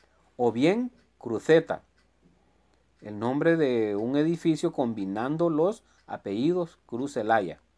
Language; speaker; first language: Spanish; native; Spanish